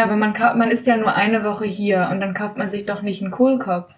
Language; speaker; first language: German; native; German